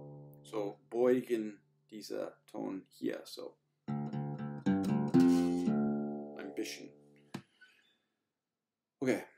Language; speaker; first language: German; non-native, learner; English